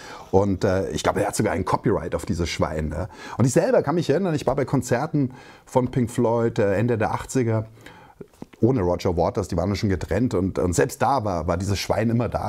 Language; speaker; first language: German; native; German